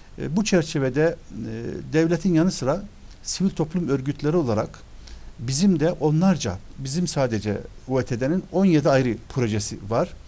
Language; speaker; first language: Turkish; early bilingual, other home language; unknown